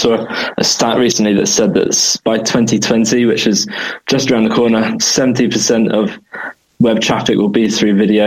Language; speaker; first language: English; native; English